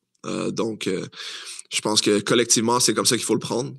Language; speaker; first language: French; native; French